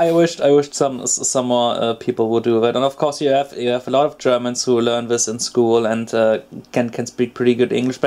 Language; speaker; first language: English; non-native, fluent; German